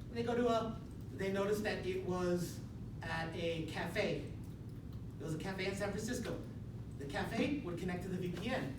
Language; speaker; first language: English; non-native, fluent; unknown